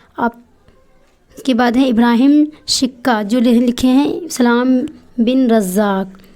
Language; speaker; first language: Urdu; native; Urdu